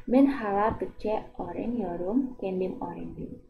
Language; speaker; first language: Turkish; non-native, fluent; Indonesian